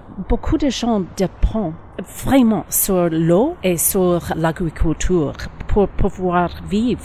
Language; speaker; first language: French; non-native, learner; English